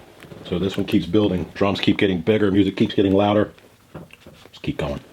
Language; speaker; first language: English; native; English